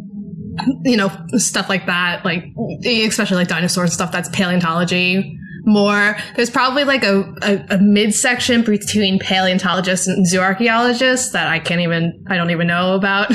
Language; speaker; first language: English; native; English